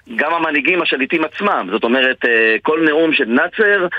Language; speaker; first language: Hebrew; native; Hebrew